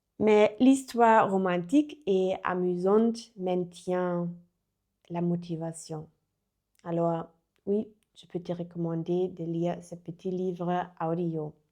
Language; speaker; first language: French; non-native, learner; German